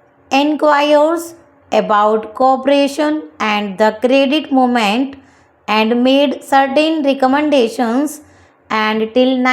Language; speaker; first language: English; non-native, local second language; Hindi